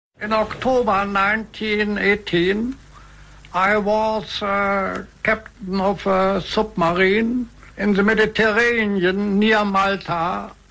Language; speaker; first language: English; non-native, fluent; German